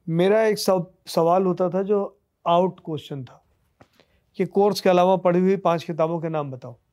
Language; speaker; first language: Hindi; native; Hindi